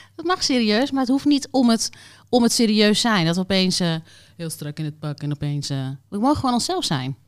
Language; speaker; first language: Dutch; native; Dutch